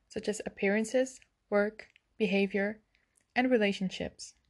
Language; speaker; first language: English; non-native, fluent; Dutch